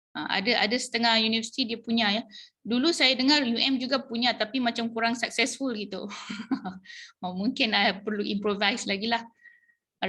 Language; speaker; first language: Malay; native; Malay